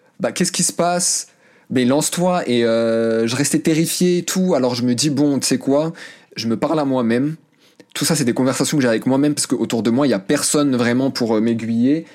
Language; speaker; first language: French; early bilingual, other home language; Arabic